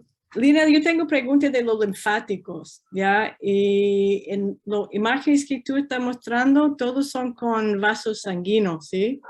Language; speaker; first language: Spanish; non-native, fluent; English